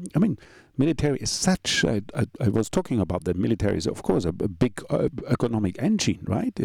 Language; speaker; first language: English; non-native, fluent; German